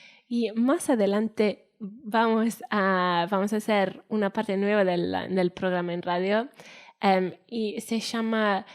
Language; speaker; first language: Spanish; non-native, fluent; Welsh